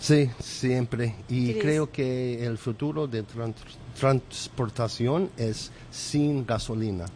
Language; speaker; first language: Spanish; non-native, learner; English